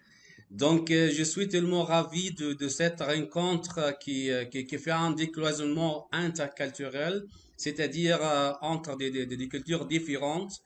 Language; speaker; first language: French; non-native, fluent; Arabic